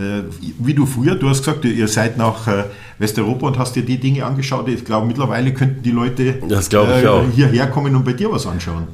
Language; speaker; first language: German; native; German